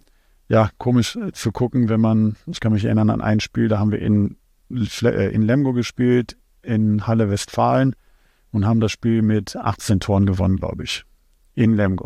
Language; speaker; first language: German; native; German